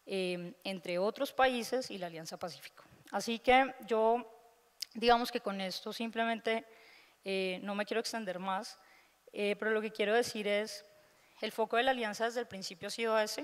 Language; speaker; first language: Spanish; native; Spanish